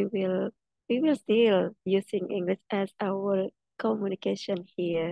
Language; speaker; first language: English; non-native, fluent; Indonesian